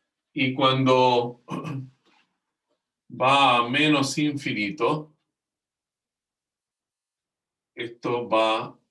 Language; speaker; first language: Spanish; native; Spanish